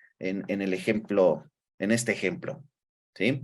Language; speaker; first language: Spanish; native; Spanish